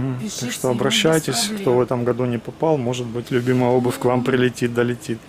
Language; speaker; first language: Russian; native; Russian